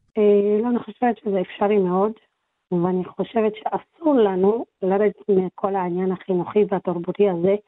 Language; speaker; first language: Hebrew; non-native, local second language; Arabic